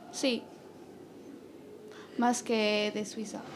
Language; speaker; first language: Spanish; non-native, learner; French